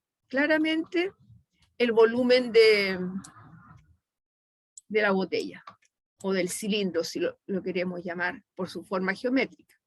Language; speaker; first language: Spanish; native; Spanish